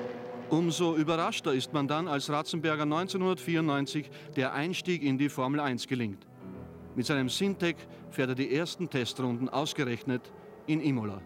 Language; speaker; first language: German; native; German